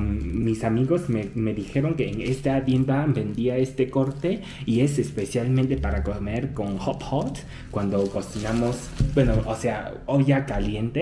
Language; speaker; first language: Spanish; non-native, fluent; Chinese